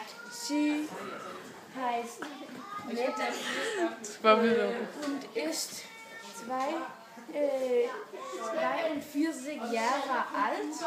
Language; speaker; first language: German; non-native, learner; Danish